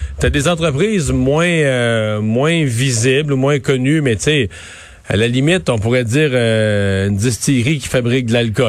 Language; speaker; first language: French; native; French